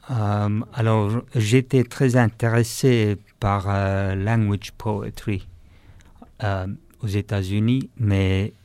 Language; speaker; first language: French; non-native, fluent; Finnish